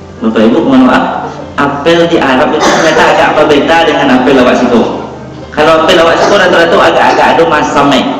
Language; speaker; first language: Malay; non-native, local second language; Minangkabau